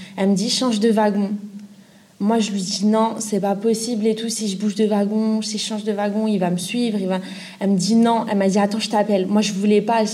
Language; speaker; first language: French; native; French